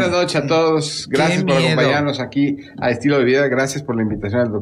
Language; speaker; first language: Spanish; native; Spanish